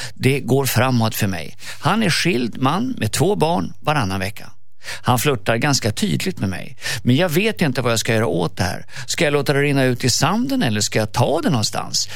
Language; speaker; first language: Swedish; native; Swedish